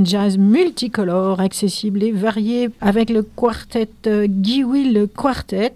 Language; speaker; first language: French; native; French